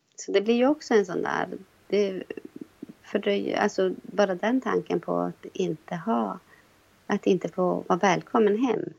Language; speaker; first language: Swedish; native; Swedish